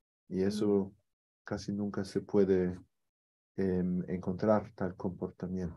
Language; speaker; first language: Spanish; non-native, fluent; German